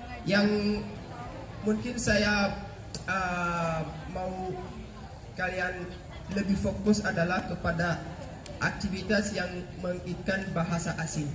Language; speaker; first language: Indonesian; non-native, fluent; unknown